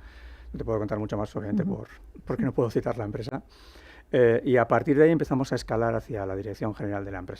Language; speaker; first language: Spanish; native; Spanish